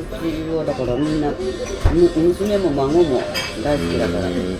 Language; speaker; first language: Japanese; native; Japanese